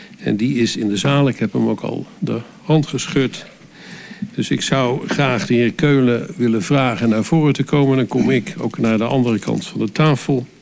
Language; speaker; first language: Dutch; native; Dutch